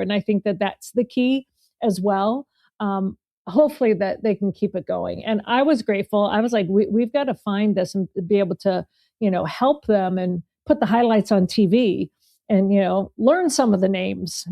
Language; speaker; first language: English; native; English